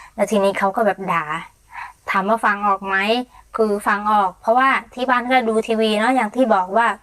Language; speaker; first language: Thai; non-native, fluent; Mon